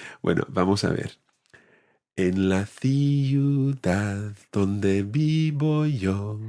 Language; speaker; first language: Spanish; non-native, fluent; English